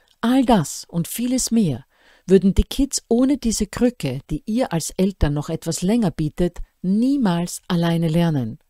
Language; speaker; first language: German; native; German